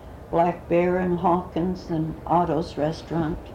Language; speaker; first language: English; early bilingual, other home language; Swedish